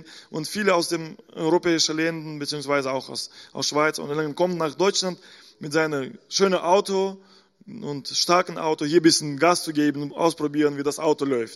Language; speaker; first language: German; non-native, fluent; Russian